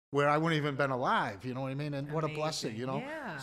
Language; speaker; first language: English; native; English